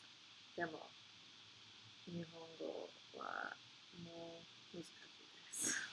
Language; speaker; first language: Japanese; non-native, learner; English